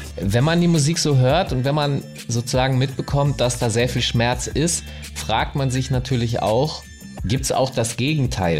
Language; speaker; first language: German; native; German